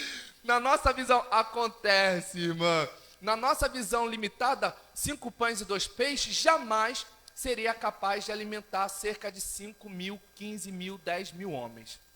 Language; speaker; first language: Portuguese; native; Portuguese